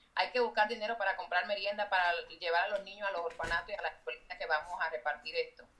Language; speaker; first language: Spanish; native; Spanish